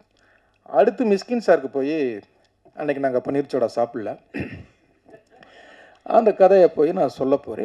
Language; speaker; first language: Tamil; native; Tamil